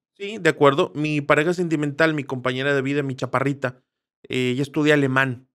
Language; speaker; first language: Spanish; native; Spanish